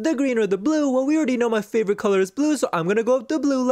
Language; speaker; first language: English; native; English